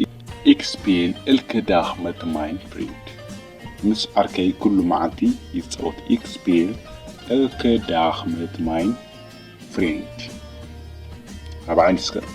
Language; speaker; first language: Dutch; non-native, fluent; Tigrinya